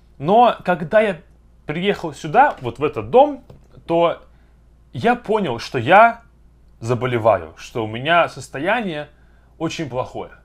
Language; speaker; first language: Russian; native; Russian